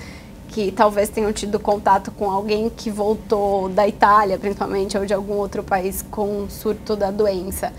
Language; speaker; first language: Portuguese; native; Portuguese